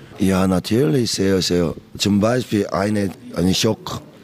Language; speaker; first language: German; non-native, learner; Korean